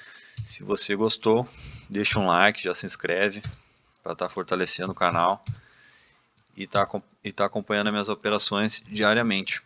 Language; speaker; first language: Portuguese; native; Portuguese